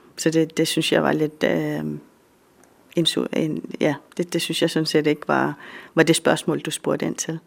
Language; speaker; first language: Danish; native; Danish